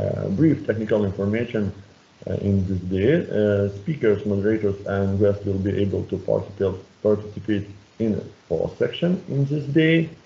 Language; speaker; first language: English; non-native, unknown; Lithuanian